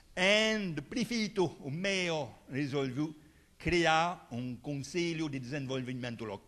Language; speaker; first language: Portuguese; non-native, fluent; French